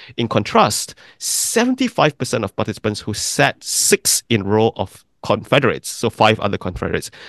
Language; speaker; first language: English; non-native, local second language; Chinese